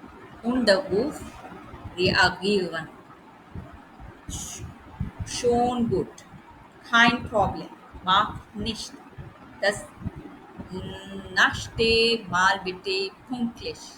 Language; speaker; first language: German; non-native, learner; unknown